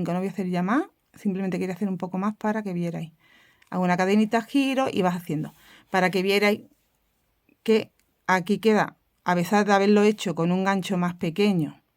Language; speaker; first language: Spanish; native; Spanish